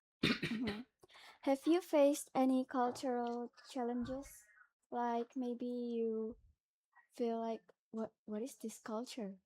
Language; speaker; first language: English; non-native, learner; Indonesian